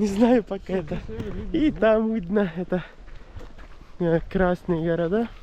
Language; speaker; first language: Russian; non-native, learner; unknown